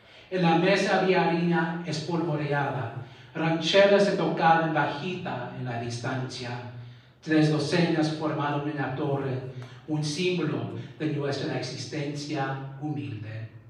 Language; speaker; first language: Spanish; early bilingual, heritage; Spanish